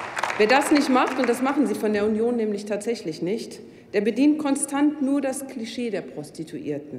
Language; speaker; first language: German; native; German